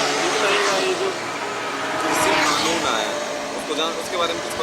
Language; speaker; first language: Hindi; native; Hindi